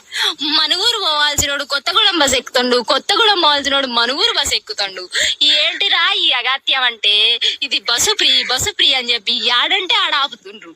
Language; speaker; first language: Telugu; native; Telugu